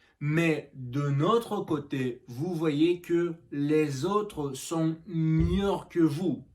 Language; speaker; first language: French; non-native, learner; Russian